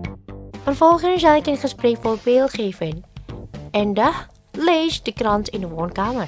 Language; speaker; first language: Dutch; non-native, learner; Indonesian